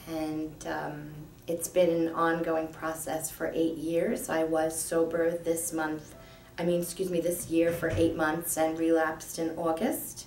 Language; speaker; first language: English; native; English